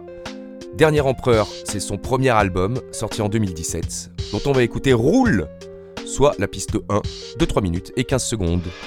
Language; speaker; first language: French; native; French